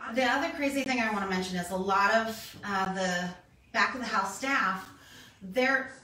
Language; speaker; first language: English; native; English